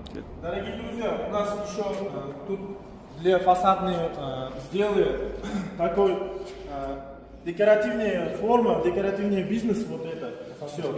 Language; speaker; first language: Russian; non-native, fluent; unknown